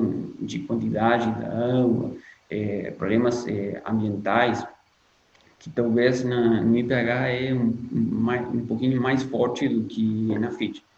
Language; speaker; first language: Portuguese; non-native, fluent; Spanish